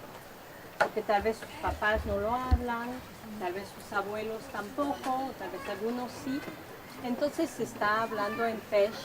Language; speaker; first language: Spanish; non-native, fluent; French